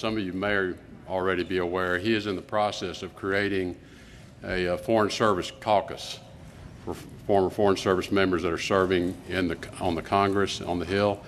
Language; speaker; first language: English; native; English